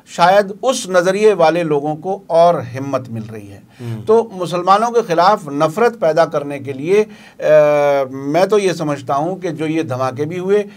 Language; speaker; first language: Urdu; native; Urdu